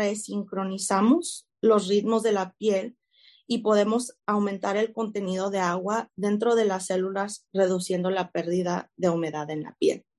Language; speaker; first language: Spanish; early bilingual, heritage; Spanish